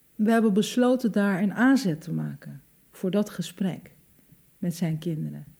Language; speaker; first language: Dutch; native; Dutch